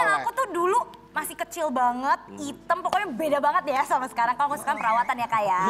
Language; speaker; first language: Indonesian; native; Indonesian